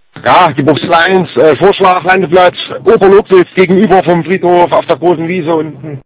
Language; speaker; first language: German; native; German